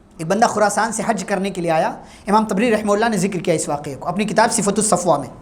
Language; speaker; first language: Urdu; native; Urdu